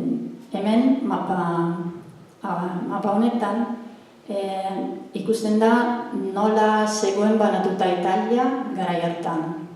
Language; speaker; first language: Basque; non-native, fluent; Italian